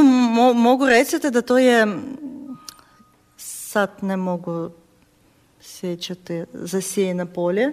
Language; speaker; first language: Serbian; non-native, fluent; Ukrainian